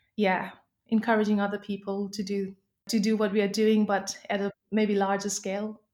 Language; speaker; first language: English; non-native, local second language; Nepali